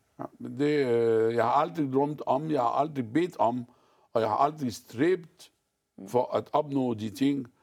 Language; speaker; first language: Danish; non-native, fluent; Arabic